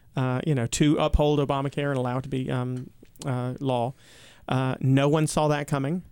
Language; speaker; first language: English; native; English